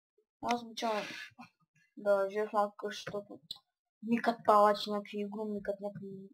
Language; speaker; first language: Bulgarian; early bilingual, other home language; Russian